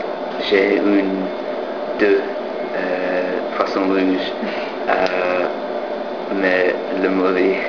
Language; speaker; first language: French; non-native, learner; English